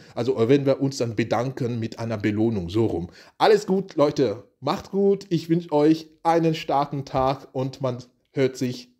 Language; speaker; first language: German; non-native, fluent; French